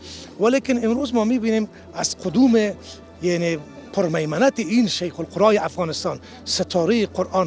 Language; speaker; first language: Persian; native; Persian